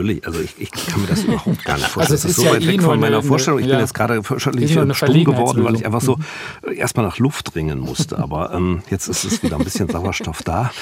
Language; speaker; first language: German; native; German